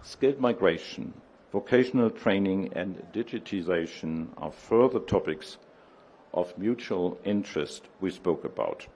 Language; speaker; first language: English; non-native, fluent; German